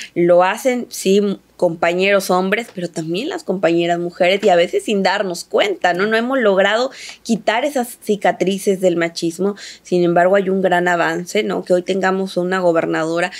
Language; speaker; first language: Spanish; native; Spanish